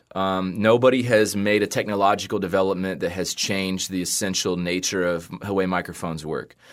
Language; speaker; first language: English; native; English